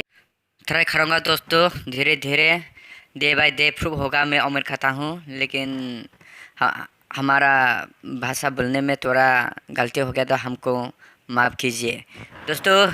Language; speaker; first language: Hindi; non-native, local second language; Bodo